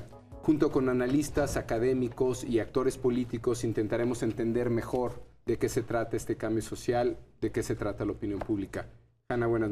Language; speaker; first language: Spanish; native; Spanish